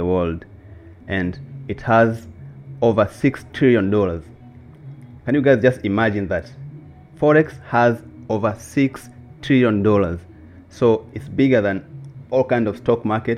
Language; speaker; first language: English; non-native, local second language; Swahili